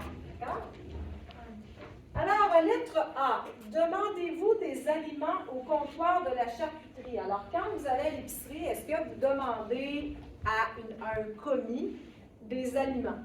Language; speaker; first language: French; non-native, fluent; Spanish